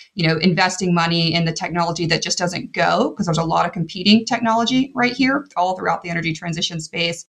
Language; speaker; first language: English; native; English